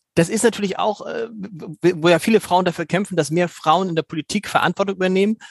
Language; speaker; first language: German; native; German